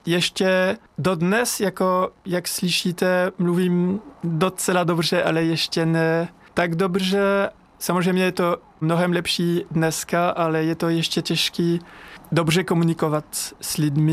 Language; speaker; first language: Czech; non-native, learner; French